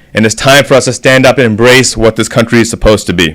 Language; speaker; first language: English; native; English